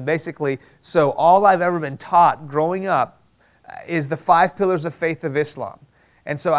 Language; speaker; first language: English; early bilingual, other home language; Persian